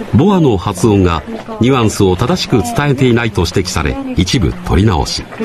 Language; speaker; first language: Japanese; native; Japanese